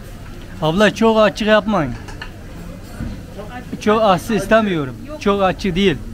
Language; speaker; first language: Turkish; non-native, learner; Uzbek